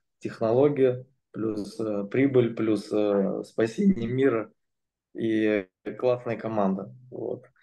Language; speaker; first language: Russian; native; Russian